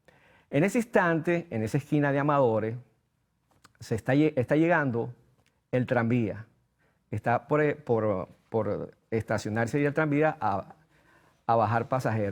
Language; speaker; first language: Spanish; native; Spanish